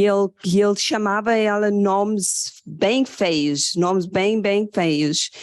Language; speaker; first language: Portuguese; non-native, fluent; English